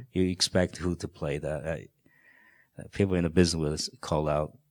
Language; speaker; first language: English; non-native, fluent; Chinese